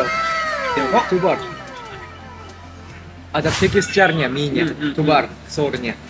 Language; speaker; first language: Indonesian; non-native, fluent; Japanese